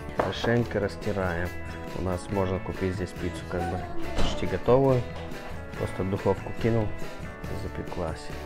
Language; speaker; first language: Russian; early bilingual, heritage; Russian